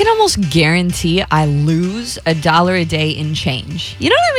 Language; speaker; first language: English; native; English